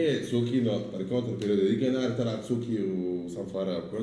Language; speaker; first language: Arabic; native; Arabic